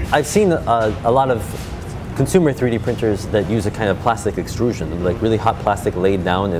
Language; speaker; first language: English; native; English